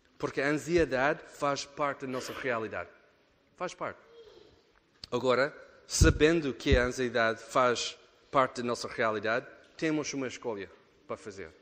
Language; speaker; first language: Portuguese; non-native, fluent; English